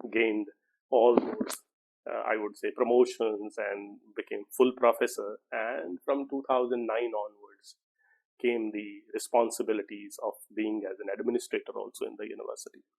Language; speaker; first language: English; non-native, local second language; Punjabi